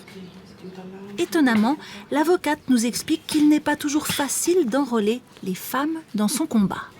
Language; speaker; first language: French; native; French